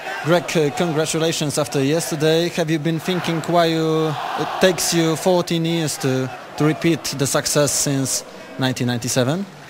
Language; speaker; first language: English; non-native, learner; Polish